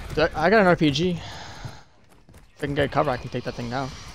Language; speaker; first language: English; native; English